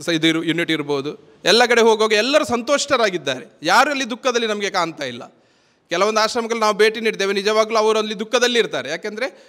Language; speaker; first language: Kannada; non-native, local second language; Konkani